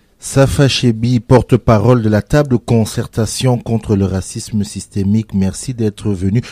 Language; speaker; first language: French; native; French